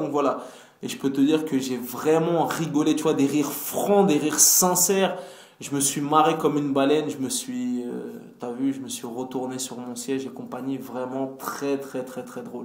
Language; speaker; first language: French; native; French